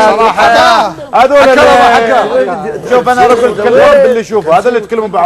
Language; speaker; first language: Arabic; native; Arabic